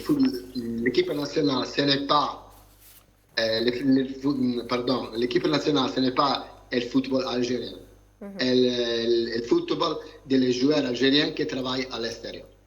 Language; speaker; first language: French; non-native, learner; Italian